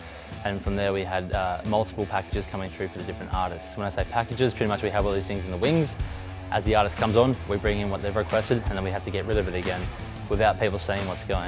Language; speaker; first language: English; native; English